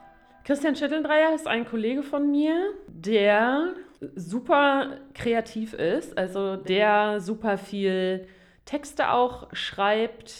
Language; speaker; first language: German; native; German